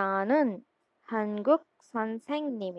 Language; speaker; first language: Korean; non-native, learner; Urdu